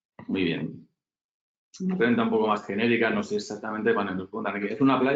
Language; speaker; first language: Spanish; native; Spanish